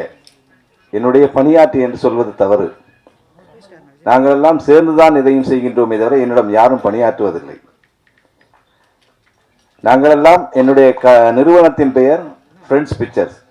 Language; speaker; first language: Tamil; native; Tamil